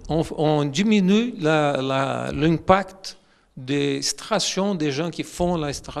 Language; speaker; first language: French; non-native, fluent; Portuguese